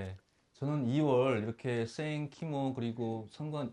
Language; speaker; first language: Korean; native; Korean